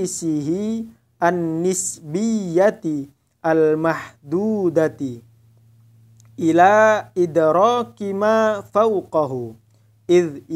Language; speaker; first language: Arabic; non-native, fluent; Indonesian